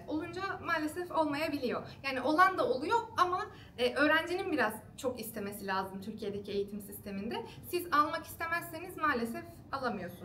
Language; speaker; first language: Turkish; native; Turkish